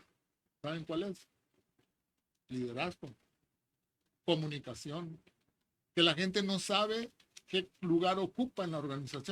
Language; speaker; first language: Spanish; native; Spanish